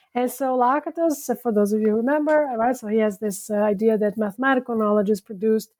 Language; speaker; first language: English; non-native, fluent; Portuguese